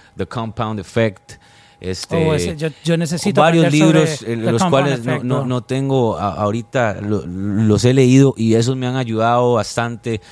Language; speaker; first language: Spanish; non-native, fluent; French